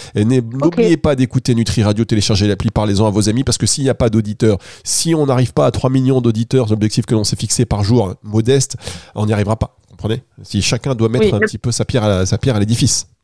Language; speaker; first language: French; native; French